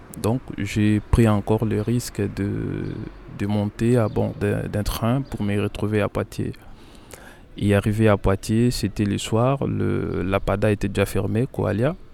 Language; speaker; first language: French; non-native, local second language; Lingala